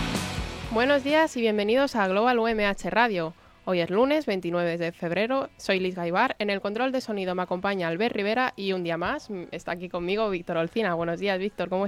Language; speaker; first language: Spanish; native; Spanish